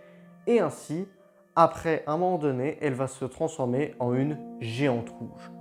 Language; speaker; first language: French; native; French